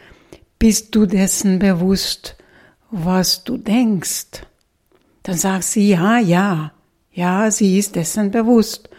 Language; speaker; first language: German; non-native, fluent; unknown